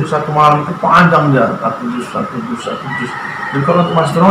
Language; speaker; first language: Malay; native; Malay